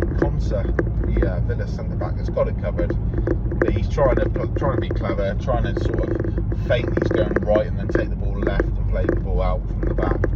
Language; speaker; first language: English; native; English